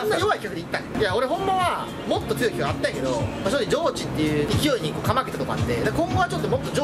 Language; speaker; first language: Japanese; native; Japanese